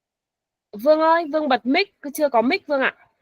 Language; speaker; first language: Vietnamese; native; Vietnamese